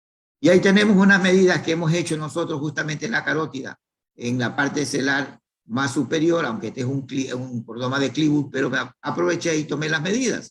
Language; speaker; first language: Spanish; native; Spanish